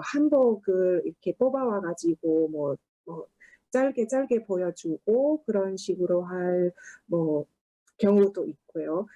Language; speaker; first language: Korean; non-native, fluent; Thai